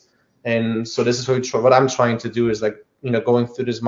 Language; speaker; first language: English; non-native, fluent; German